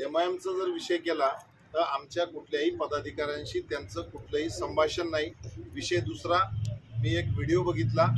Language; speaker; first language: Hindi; non-native, local second language; Urdu